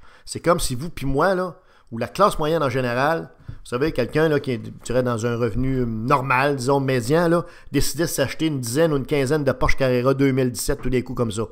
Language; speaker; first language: French; native; French